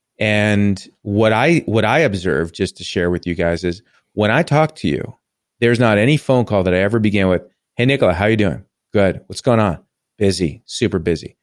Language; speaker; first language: English; native; English